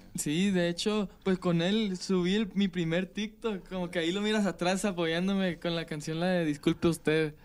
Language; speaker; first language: Spanish; early bilingual, heritage; Spanish